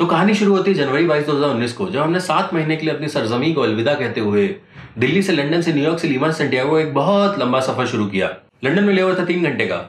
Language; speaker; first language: Hindi; native; Hindi